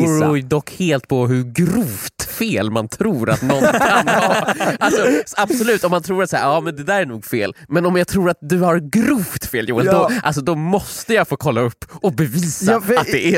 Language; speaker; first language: Swedish; native; Swedish